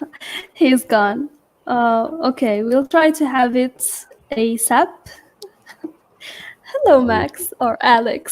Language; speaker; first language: English; non-native, fluent; Arabic